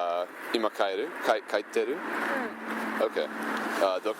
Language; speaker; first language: Japanese; non-native, learner; English